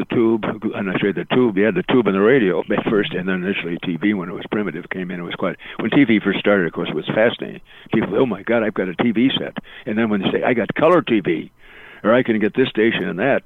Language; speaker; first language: English; native; English